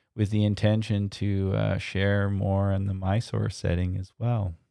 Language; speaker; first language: English; early bilingual, other home language; German